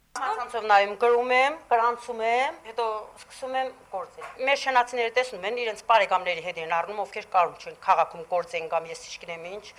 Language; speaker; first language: Armenian; native; Armenian